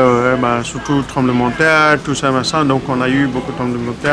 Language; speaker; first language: French; non-native, learner; Nepali